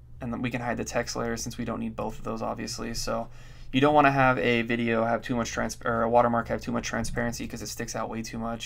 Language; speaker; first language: English; native; English